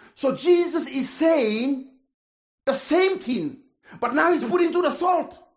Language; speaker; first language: English; non-native, fluent; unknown